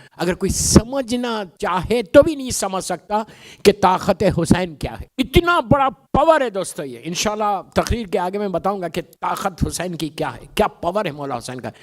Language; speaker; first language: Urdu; native; Urdu